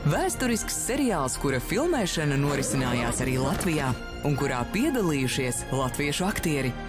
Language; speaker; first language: Latvian; native; Latvian